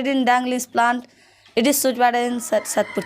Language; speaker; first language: English; non-native, learner; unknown